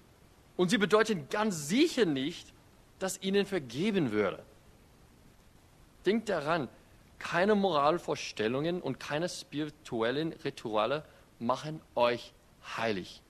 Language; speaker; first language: German; non-native, fluent; English